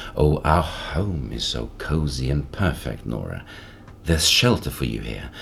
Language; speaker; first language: English; non-native, fluent; Norwegian